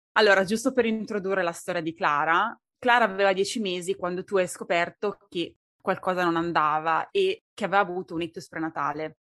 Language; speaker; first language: Italian; native; Italian